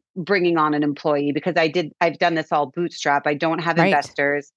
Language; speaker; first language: English; native; English